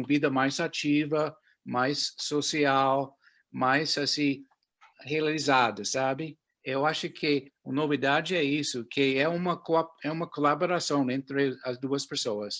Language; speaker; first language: Portuguese; non-native, fluent; English